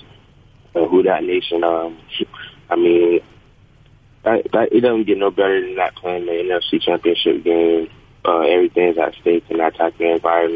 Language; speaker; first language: English; native; English